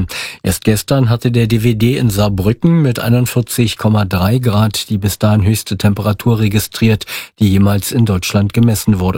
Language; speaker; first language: German; native; German